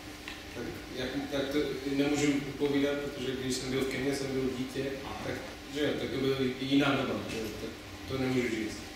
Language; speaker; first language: Czech; non-native, fluent; English